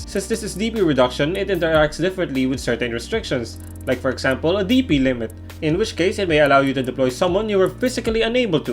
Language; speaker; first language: English; native; English